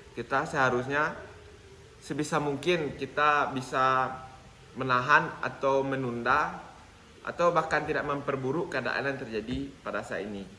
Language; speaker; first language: Indonesian; native; Indonesian